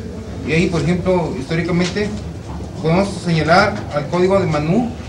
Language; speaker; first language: Spanish; native; Spanish